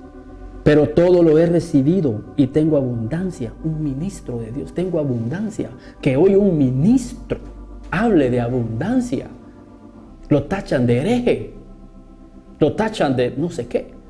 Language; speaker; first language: Spanish; native; Spanish